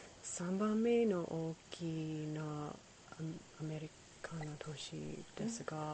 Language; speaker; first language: Japanese; non-native, learner; English